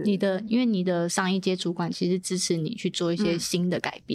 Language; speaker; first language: Chinese; native; Chinese